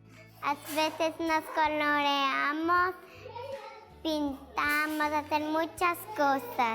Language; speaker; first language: Spanish; early bilingual, other home language; Japanese